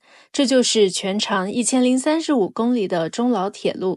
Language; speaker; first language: Chinese; native; Chinese